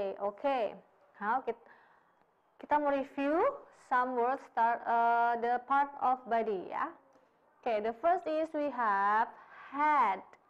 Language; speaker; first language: English; non-native, fluent; Indonesian